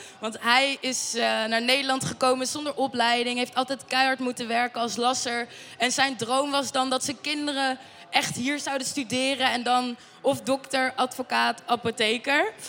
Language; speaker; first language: Dutch; native; Dutch